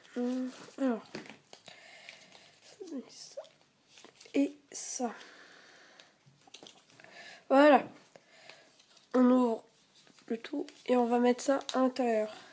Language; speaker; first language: French; native; French